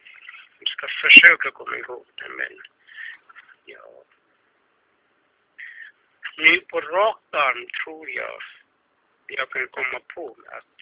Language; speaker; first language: Swedish; non-native, fluent; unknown